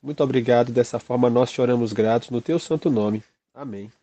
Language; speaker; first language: Portuguese; native; Portuguese